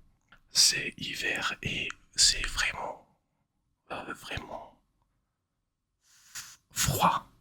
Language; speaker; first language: French; non-native, learner; English